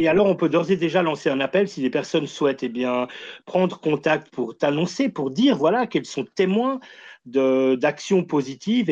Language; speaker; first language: French; native; French